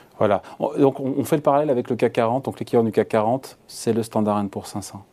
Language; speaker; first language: French; native; French